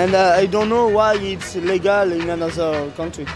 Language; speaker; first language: English; non-native, learner; French